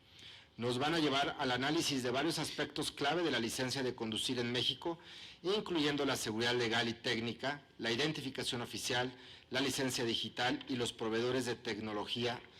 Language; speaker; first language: Spanish; native; Spanish